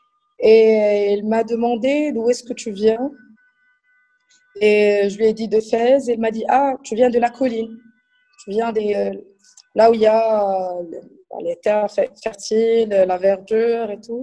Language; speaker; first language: French; non-native, local second language; Arabic